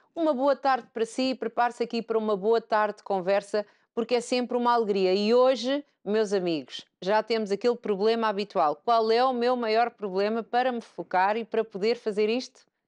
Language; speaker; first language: Portuguese; native; Portuguese